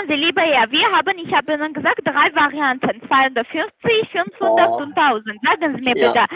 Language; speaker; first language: German; non-native, learner; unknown